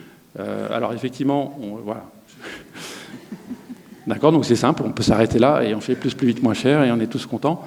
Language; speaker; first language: French; native; French